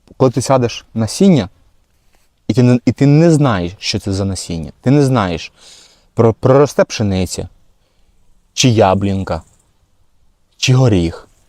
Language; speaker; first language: Ukrainian; non-native, local second language; Russian